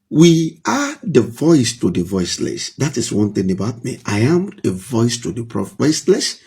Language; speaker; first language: English; non-native, local second language; Yoruba